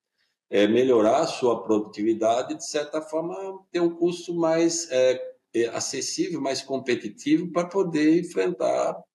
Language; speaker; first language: Portuguese; native; Portuguese